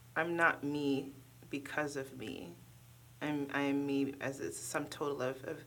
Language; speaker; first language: English; early bilingual, other home language; Krio